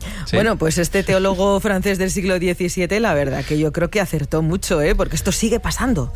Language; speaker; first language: Spanish; native; Spanish